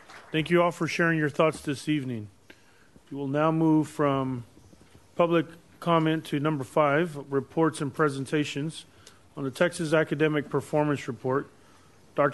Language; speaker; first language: English; native; English